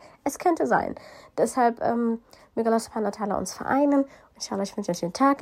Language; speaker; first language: German; early bilingual, other home language; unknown